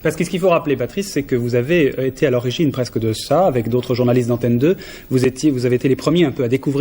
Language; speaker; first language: French; native; French